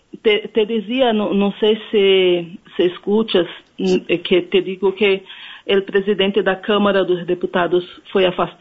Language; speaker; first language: Spanish; non-native, learner; Portuguese